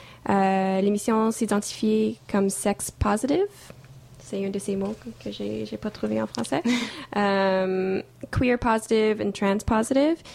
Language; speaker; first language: French; non-native, fluent; English